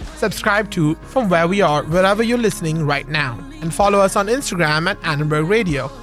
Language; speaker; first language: English; non-native, local second language; Hindi